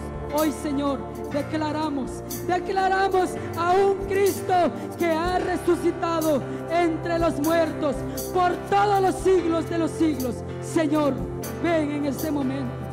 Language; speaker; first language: Spanish; native; Spanish